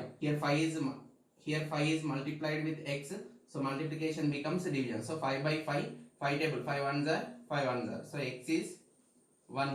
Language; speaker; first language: English; non-native, local second language; Telugu